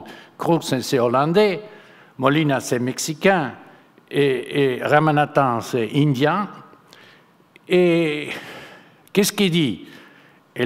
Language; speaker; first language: French; non-native, fluent; Spanish